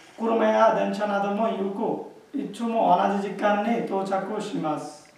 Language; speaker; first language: Japanese; non-native, learner; Bangla